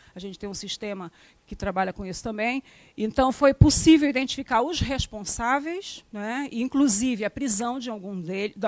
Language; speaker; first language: Portuguese; native; Portuguese